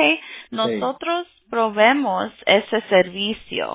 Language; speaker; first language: Spanish; early bilingual, heritage; Spanish